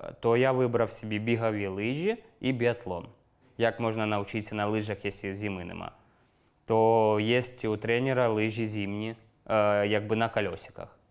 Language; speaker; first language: Ukrainian; non-native, local second language; Russian